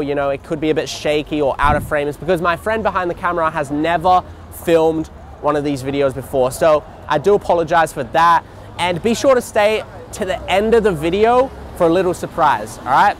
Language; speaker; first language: English; native; English